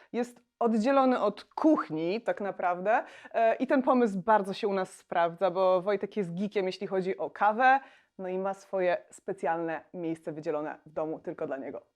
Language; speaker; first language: Polish; native; Polish